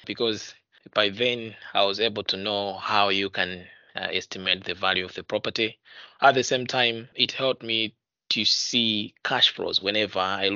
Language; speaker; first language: English; non-native, local second language; Nyanja